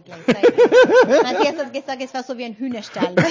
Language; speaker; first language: German; non-native, fluent; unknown